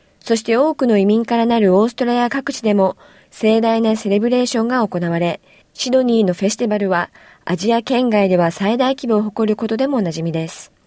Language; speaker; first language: Japanese; native; Japanese